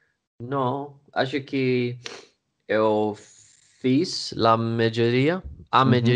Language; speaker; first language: Portuguese; non-native, learner; Swedish